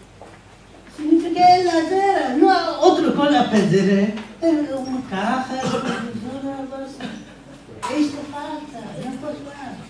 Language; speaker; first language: Portuguese; non-native, learner; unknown